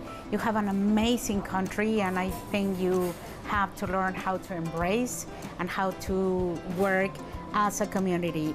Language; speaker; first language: English; non-native, fluent; Spanish